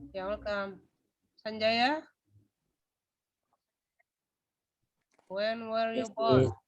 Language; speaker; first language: English; non-native, fluent; Indonesian